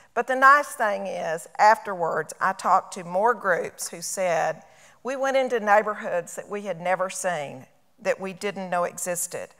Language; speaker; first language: English; native; English